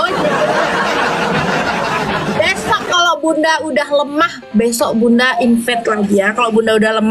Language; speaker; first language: Indonesian; native; Indonesian